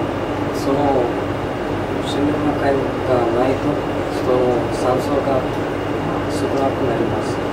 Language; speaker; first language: Japanese; non-native, learner; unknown